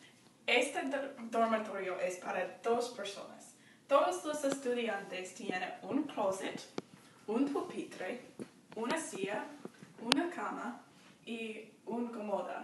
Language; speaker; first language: Spanish; non-native, learner; English